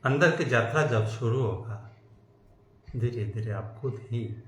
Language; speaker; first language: Hindi; non-native, local second language; Bangla